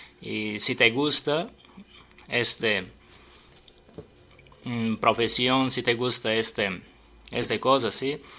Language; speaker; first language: Spanish; non-native, learner; Serbian